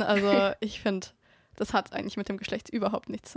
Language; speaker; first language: German; native; German